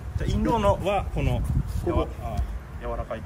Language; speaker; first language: Japanese; native; Japanese